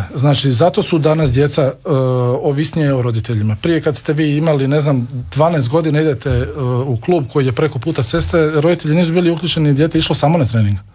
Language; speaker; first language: Serbian; native; Serbian